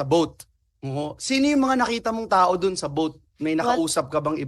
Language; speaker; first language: Filipino; native; Filipino